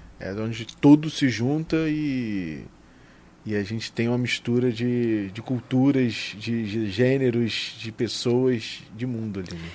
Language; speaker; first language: Portuguese; native; Portuguese